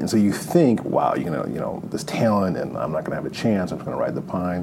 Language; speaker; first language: English; native; English